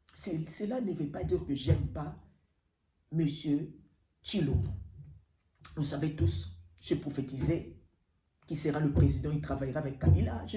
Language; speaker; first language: French; non-native, local second language; Lingala